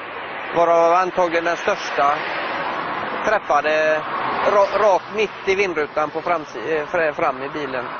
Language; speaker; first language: Swedish; native; Swedish